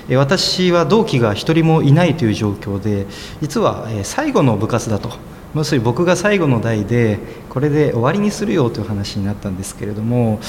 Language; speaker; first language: Japanese; native; Japanese